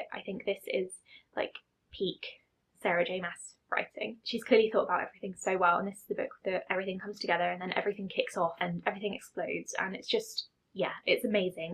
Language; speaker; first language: English; native; English